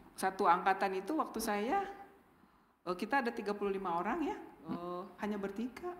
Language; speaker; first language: Indonesian; native; Indonesian